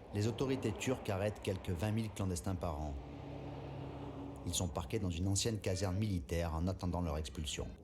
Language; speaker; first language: French; native; French